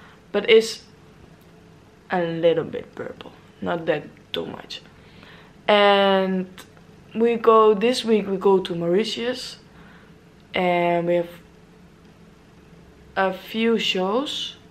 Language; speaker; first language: English; non-native, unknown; Dutch